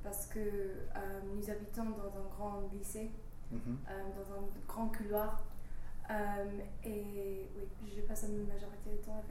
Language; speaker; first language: French; non-native, learner; English